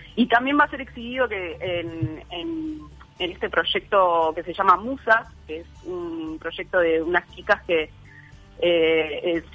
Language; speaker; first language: Spanish; native; Spanish